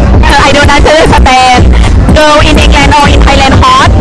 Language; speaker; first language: English; non-native, learner; Thai